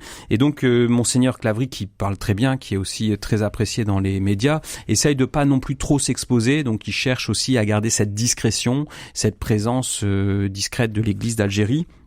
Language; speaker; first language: French; native; French